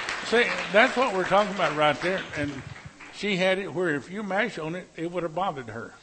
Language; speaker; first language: English; native; English